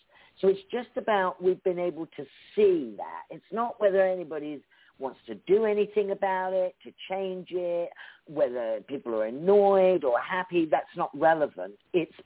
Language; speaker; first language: English; native; English